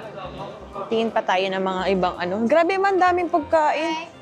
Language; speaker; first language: Filipino; native; Filipino